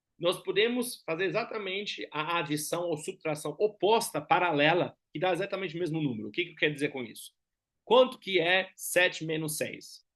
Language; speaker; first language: Portuguese; non-native, fluent; German